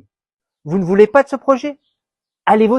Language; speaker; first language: French; native; French